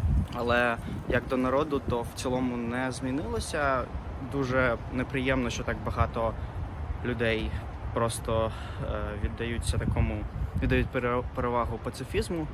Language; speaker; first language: Ukrainian; native; Ukrainian